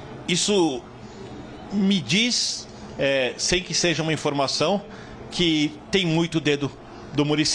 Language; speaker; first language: Portuguese; native; Portuguese